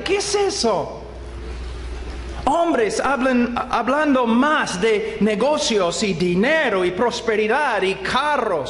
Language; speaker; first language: Spanish; non-native, fluent; English